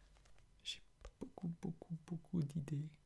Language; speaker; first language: French; non-native, fluent; English